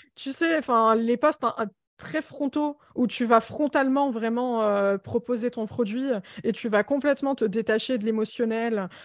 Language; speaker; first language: French; native; French